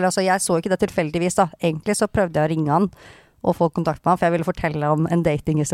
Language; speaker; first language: Norwegian; native; Norwegian